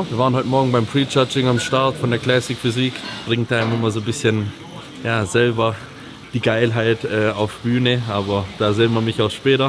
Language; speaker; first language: German; native; German